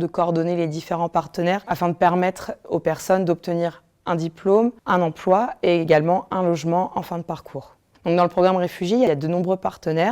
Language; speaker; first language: French; native; French